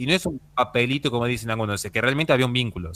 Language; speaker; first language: Spanish; native; Spanish